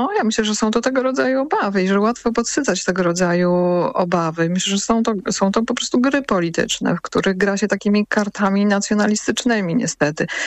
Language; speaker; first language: Polish; native; Polish